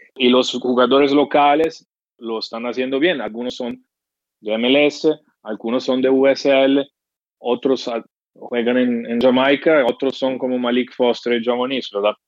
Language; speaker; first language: Spanish; non-native, fluent; English